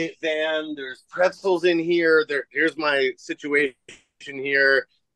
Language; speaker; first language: English; native; English